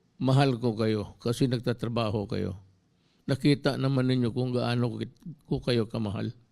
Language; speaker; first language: Filipino; non-native, local second language; Cebuano